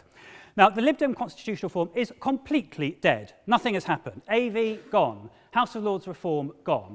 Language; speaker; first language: English; native; English